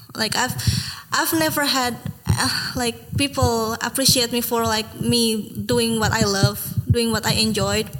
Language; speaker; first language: English; non-native, fluent; Indonesian